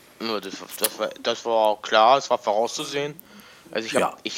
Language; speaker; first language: German; native; German